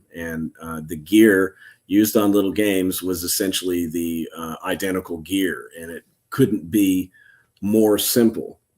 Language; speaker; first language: English; native; English